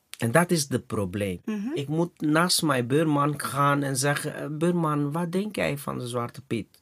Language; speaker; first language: Dutch; non-native, fluent; Portuguese